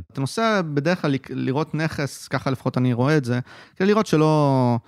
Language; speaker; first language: Hebrew; native; Hebrew